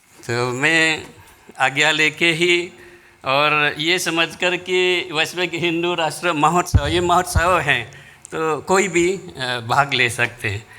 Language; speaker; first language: Hindi; non-native, fluent; Balinese